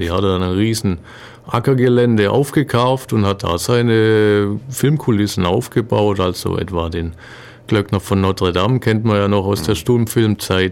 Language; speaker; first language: German; native; German